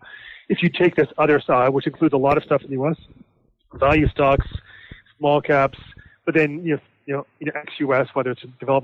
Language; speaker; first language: English; native; English